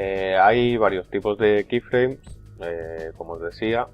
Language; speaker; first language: Spanish; native; Spanish